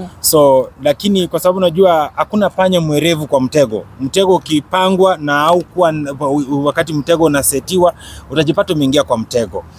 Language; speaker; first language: Swahili; native; Swahili